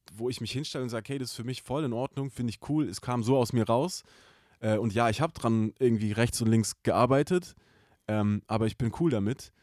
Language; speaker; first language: German; native; German